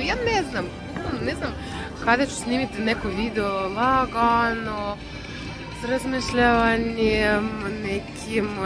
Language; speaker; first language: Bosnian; non-native, learner; Russian